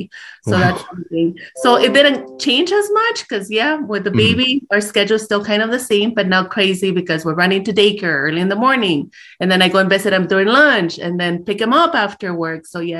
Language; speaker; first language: English; early bilingual, other home language; Spanish